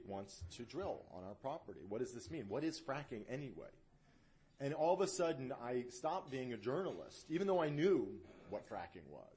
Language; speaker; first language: English; native; English